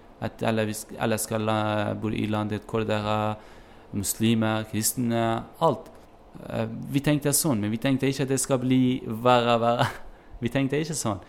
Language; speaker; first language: Norwegian; non-native, learner; Kurdish